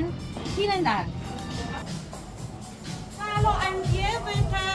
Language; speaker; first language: German; non-native, learner; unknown